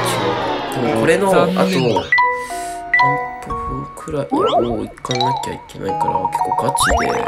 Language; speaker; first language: Japanese; native; Japanese